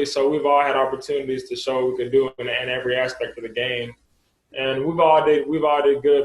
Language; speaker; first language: English; native; English